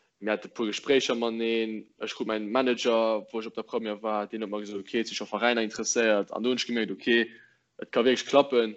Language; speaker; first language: Luxembourgish; early bilingual, other home language; English